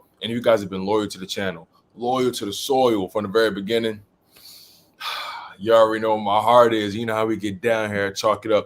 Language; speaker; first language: English; native; English